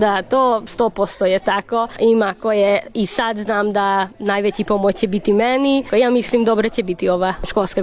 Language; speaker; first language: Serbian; non-native, local second language; Hungarian